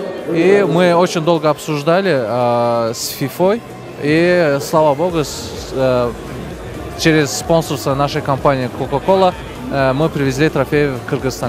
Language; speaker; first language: Russian; non-native, fluent; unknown